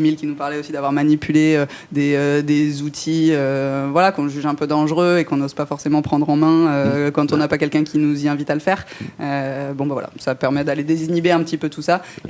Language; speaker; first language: French; native; French